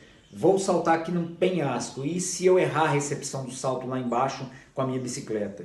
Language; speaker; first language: Portuguese; native; Portuguese